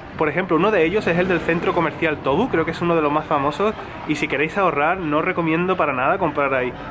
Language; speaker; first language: Spanish; native; Spanish